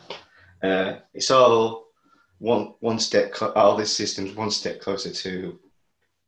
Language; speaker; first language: English; native; English